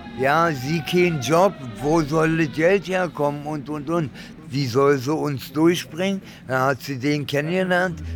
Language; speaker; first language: German; early bilingual, other home language; Italian